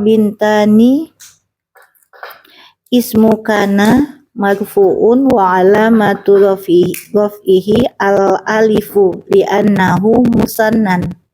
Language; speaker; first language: Arabic; non-native, learner; Indonesian